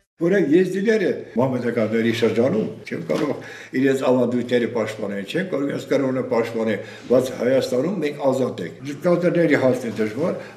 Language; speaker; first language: Armenian; non-native, local second language; Kurdish